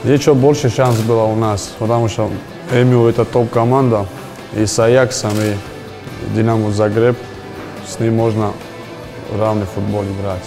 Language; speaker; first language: Russian; non-native, learner; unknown